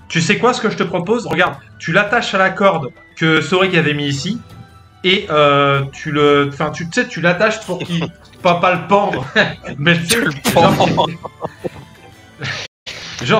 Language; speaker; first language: French; native; French